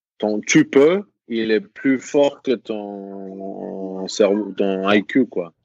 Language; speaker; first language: French; non-native, fluent; Greek